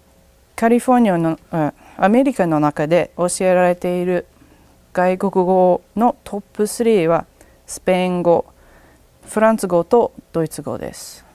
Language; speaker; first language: Japanese; non-native, learner; English